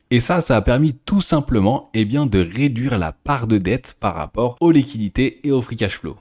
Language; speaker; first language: French; native; French